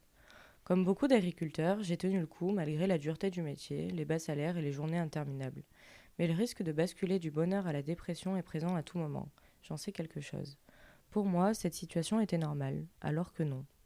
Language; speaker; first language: French; native; French